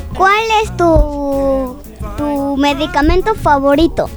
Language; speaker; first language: Spanish; early bilingual, other home language; French